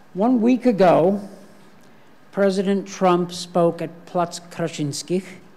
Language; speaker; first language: English; native; English